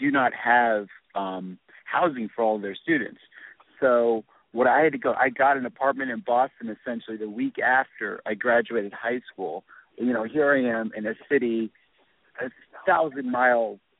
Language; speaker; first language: English; native; English